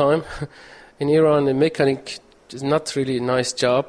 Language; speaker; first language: English; non-native, learner; Persian